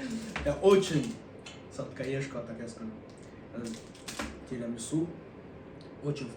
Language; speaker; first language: Russian; non-native, local second language; Uzbek